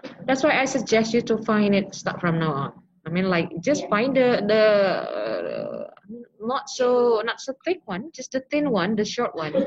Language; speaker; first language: English; non-native, local second language; Indonesian